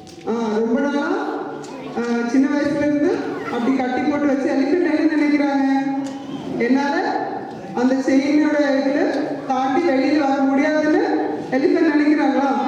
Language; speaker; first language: Tamil; non-native, local second language; Malayalam